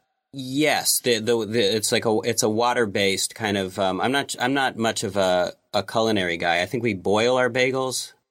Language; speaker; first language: English; native; English